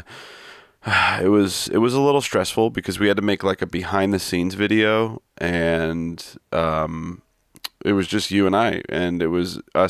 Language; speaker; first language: English; native; English